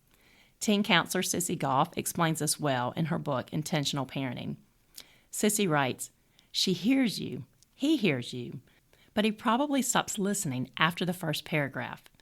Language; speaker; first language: English; native; English